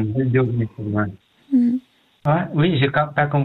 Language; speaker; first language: French; non-native, learner; Pashto